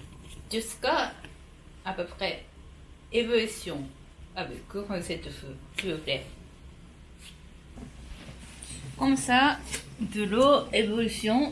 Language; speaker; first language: French; non-native, learner; Japanese